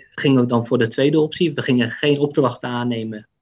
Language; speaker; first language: Dutch; early bilingual, other home language; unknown